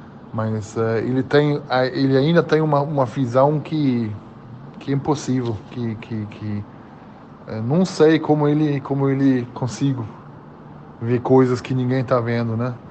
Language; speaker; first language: Portuguese; early bilingual, heritage; German